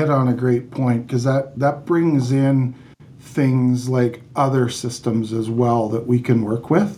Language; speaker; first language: English; native; English